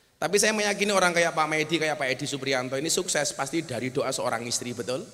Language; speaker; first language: Indonesian; native; Indonesian